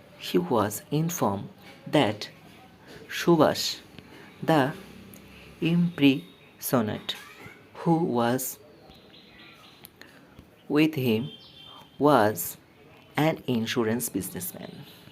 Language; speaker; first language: English; non-native, local second language; Bangla